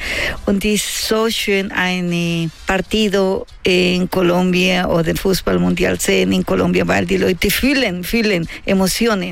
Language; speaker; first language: German; non-native, fluent; Spanish